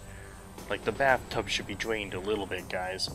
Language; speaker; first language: English; native; English